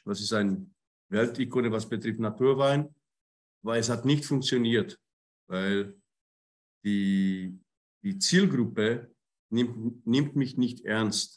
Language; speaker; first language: German; non-native, fluent; Czech